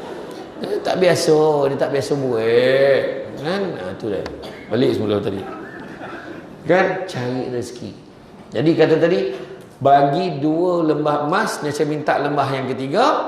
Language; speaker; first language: Malay; native; Malay